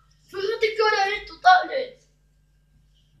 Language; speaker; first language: Spanish; native; Spanish